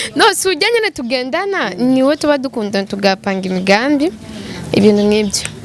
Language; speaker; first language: Rundi; native; Rundi